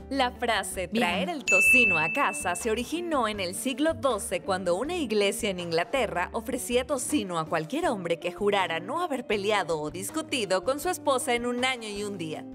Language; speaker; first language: Spanish; native; Spanish